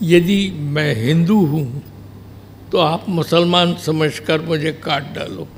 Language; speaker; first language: Hindi; non-native, local second language; Marathi